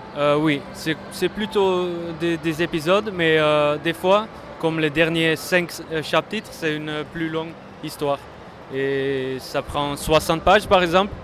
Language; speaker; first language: French; non-native, fluent; Dutch